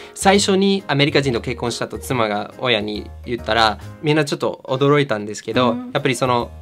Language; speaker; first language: Japanese; non-native, fluent; English